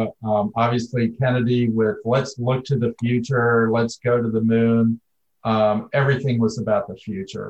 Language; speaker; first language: English; native; English